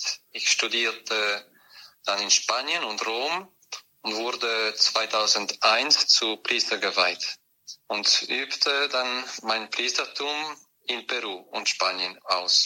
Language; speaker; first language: German; non-native, fluent; French